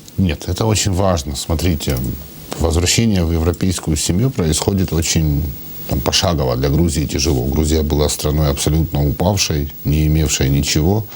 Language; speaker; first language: Russian; non-native, local second language; Georgian